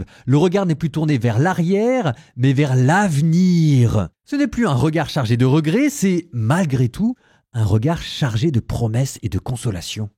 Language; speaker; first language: French; native; French